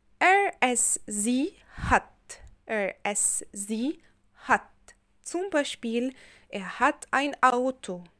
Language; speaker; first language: German; non-native, fluent; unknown